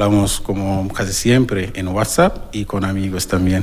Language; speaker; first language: Spanish; non-native, learner; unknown